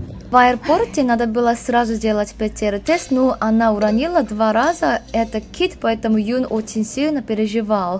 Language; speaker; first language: Russian; non-native, fluent; Korean